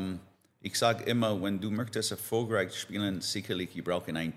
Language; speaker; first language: German; non-native, learner; English